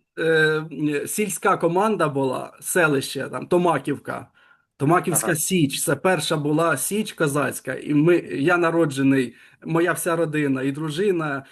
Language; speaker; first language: Ukrainian; native; Ukrainian